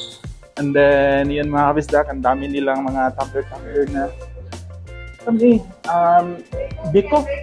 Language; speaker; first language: Filipino; non-native, local second language; Cebuano